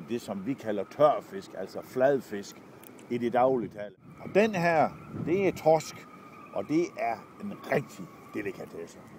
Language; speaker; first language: Danish; native; Danish